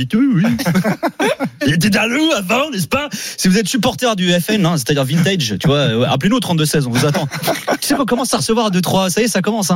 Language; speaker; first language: French; native; French